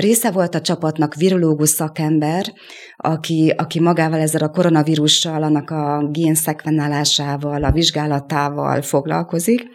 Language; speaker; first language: Hungarian; native; Hungarian